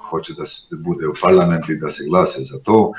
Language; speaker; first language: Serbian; non-native, local second language; Albanian